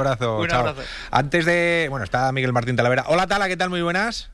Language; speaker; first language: Spanish; native; Spanish